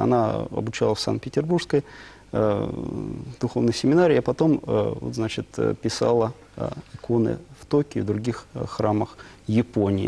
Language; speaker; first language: Russian; native; Russian